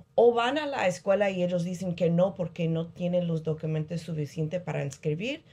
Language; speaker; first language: Spanish; early bilingual, heritage; Spanish